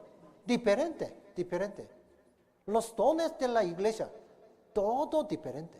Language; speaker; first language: Spanish; non-native, learner; Korean